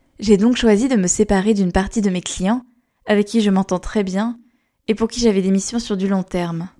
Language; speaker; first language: French; native; French